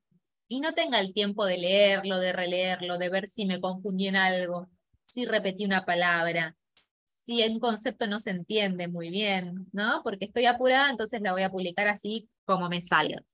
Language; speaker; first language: Spanish; native; Spanish